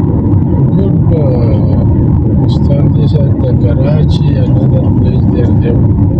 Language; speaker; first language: English; non-native, learner; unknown